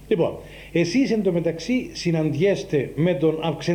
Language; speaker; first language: Greek; native; Greek